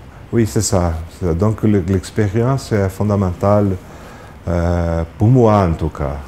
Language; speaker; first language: French; non-native, fluent; Portuguese